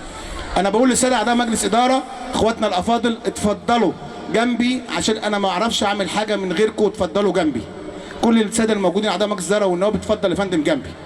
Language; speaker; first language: Arabic; native; Arabic